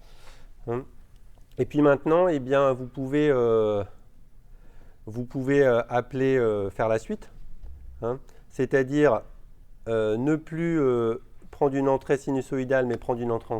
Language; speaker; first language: French; native; French